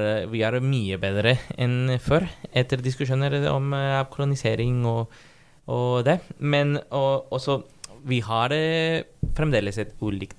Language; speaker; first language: Norwegian; non-native, fluent; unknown